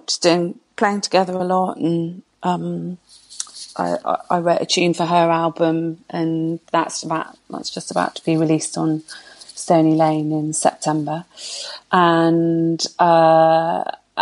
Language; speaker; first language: English; native; English